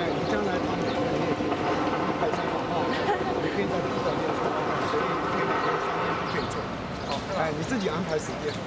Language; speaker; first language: Chinese; native; Chinese